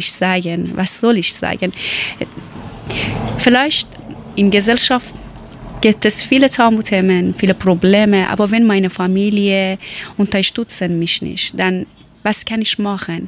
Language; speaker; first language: German; non-native, learner; Persian